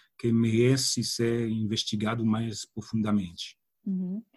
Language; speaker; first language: Portuguese; non-native, fluent; French